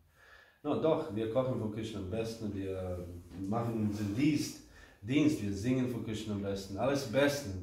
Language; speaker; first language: German; non-native, fluent; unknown